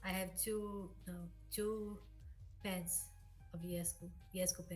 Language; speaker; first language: English; non-native, learner; Portuguese